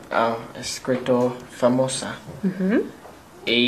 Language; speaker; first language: Spanish; non-native, learner; English